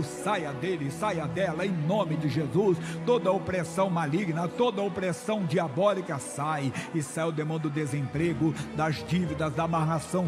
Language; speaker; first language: Portuguese; native; Portuguese